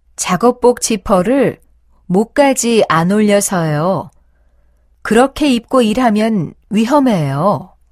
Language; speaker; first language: Korean; native; Korean